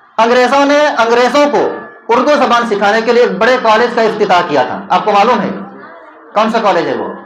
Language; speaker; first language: Urdu; native; Urdu